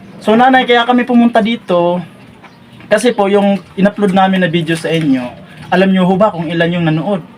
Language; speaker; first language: Filipino; non-native, local second language; Waray